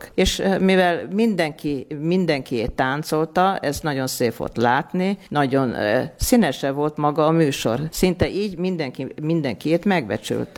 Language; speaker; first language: Hungarian; non-native, local second language; Serbian